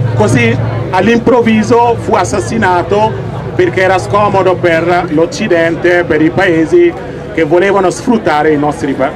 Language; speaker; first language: Italian; non-native, fluent; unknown